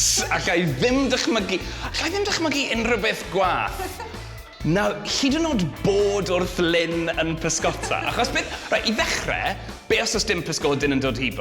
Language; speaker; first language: Welsh; native; Welsh